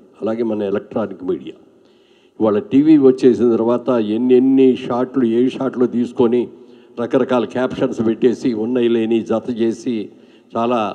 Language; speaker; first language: Telugu; native; Telugu